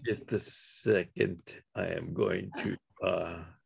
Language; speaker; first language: English; early bilingual, other home language; Spanish